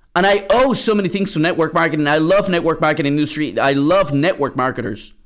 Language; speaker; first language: English; early bilingual, other home language; Spanish